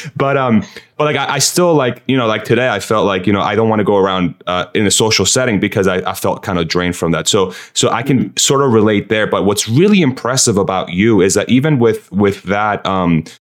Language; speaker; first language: English; early bilingual, other home language; Persian